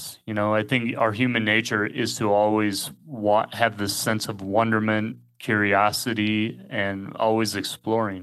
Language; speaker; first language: English; native; English